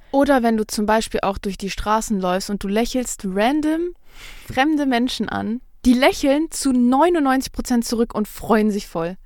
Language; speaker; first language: German; early bilingual, other home language; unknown